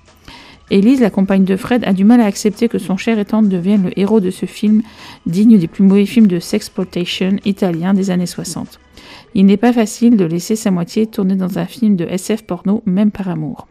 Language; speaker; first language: French; native; French